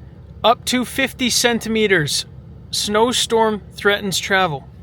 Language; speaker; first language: English; native; English